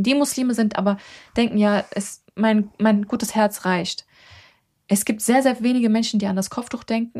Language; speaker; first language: German; early bilingual, other home language; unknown